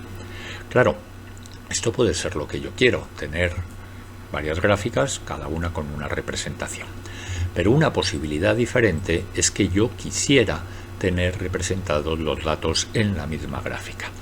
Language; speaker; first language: Spanish; native; Spanish